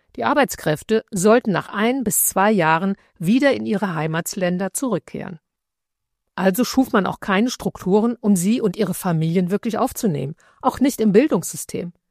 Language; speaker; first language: German; early bilingual, other home language; Italian